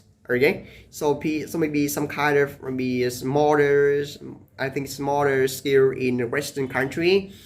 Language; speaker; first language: English; non-native, learner; Vietnamese